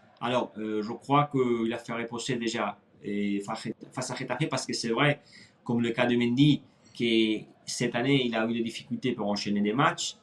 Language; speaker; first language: French; non-native, fluent; Spanish